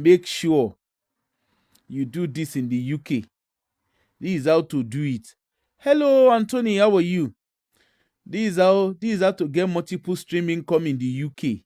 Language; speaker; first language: English; non-native, local second language; Yoruba